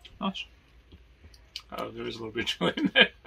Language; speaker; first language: English; native; English